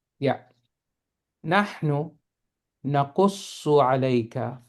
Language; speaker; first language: Arabic; non-native, fluent; English